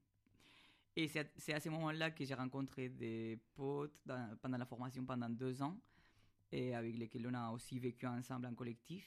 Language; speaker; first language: French; non-native, fluent; Spanish